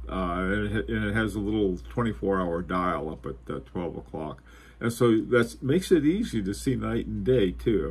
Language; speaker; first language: English; native; English